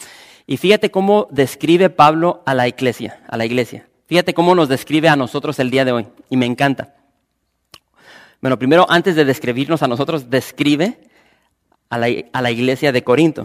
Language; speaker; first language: Spanish; native; Spanish